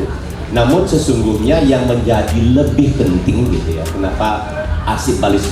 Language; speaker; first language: Indonesian; native; Indonesian